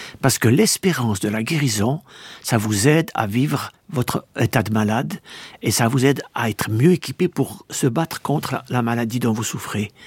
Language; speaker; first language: French; native; French